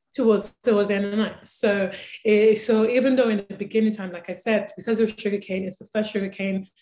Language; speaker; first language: English; native; English